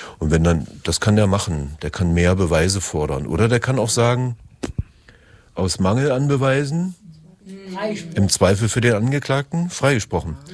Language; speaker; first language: German; native; German